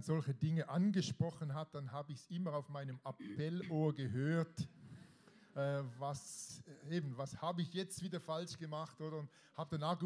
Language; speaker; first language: German; native; German